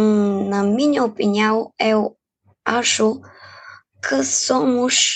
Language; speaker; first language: Portuguese; non-native, fluent; Bulgarian